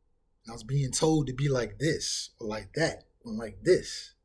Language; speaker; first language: English; native; English